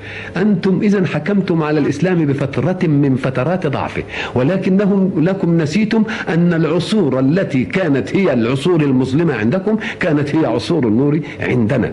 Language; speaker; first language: Arabic; native; Arabic